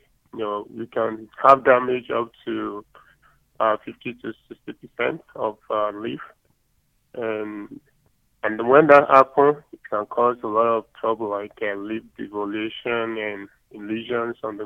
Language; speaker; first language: English; non-native, local second language; Yoruba